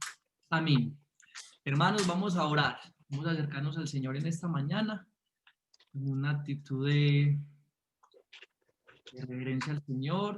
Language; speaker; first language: Spanish; native; Spanish